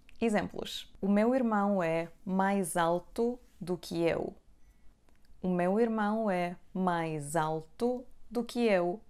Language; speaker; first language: Portuguese; non-native, fluent; Serbian